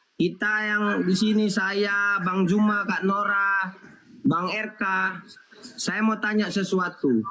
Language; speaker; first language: Indonesian; native; Indonesian